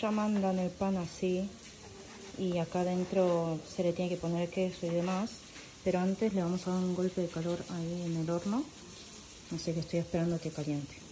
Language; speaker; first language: Spanish; early bilingual, other home language; Korean